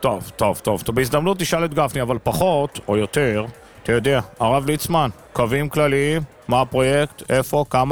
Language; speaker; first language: Hebrew; native; Hebrew